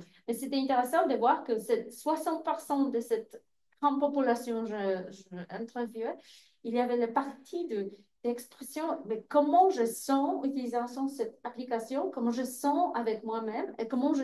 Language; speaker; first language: French; non-native, fluent; Polish